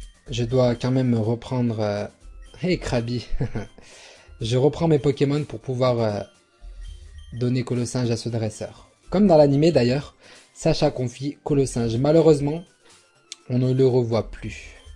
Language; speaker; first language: French; native; French